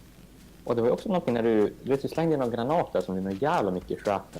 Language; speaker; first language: Swedish; native; Swedish